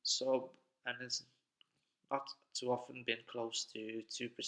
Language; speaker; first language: English; non-native, fluent; Norwegian